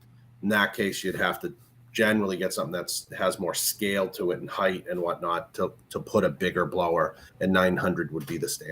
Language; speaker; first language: English; native; English